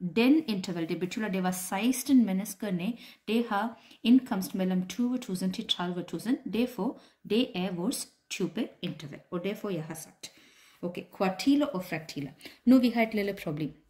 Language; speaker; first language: Danish; non-native, fluent; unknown